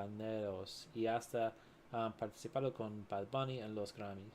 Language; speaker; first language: Spanish; non-native, learner; English